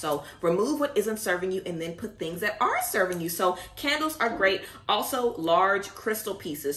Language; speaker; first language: English; native; English